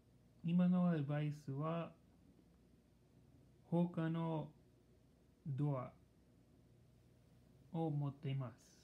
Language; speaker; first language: Japanese; non-native, learner; English